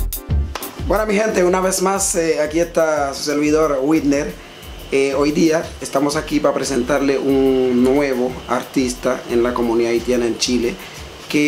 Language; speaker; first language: Spanish; non-native, fluent; Haitian Creole